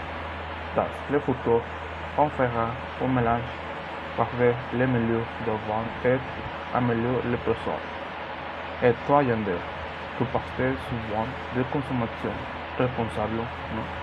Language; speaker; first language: French; non-native, learner; Spanish